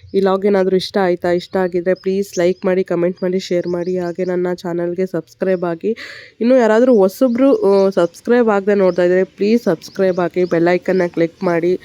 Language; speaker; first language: Kannada; native; Kannada